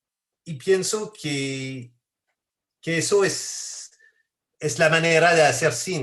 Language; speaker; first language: Spanish; non-native, fluent; French